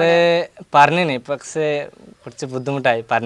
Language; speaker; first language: Malayalam; non-native, local second language; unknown